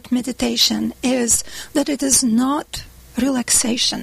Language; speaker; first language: English; non-native, fluent; Russian